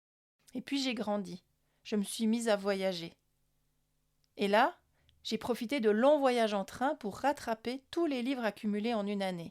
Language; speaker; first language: French; native; French